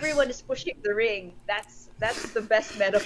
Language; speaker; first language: English; non-native, local second language; Filipino